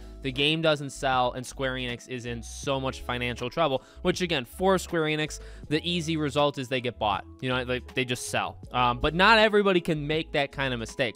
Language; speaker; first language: English; native; English